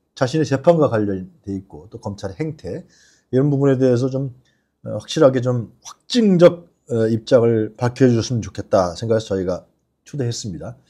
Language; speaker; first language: Korean; native; Korean